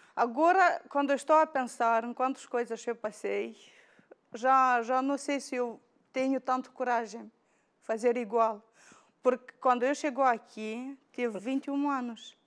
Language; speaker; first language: Portuguese; non-native, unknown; Romanian